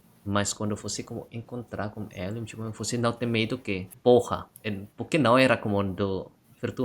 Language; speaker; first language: Portuguese; non-native, learner; Indonesian